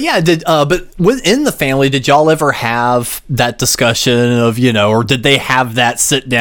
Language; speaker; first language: English; native; English